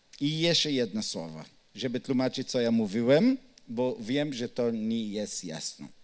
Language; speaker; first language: Polish; non-native, learner; Hebrew